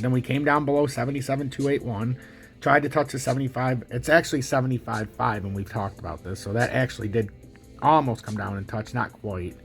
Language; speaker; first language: English; native; English